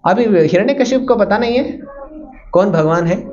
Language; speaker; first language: Hindi; non-native, local second language; Kannada